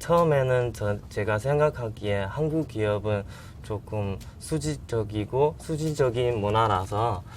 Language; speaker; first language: Korean; non-native, fluent; Chinese